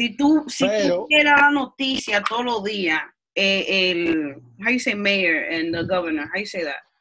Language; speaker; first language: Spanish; early bilingual, heritage; Spanish